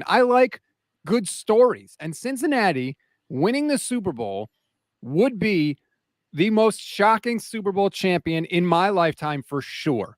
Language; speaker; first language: English; native; English